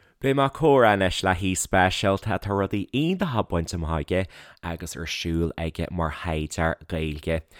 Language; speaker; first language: Irish; non-native, local second language; English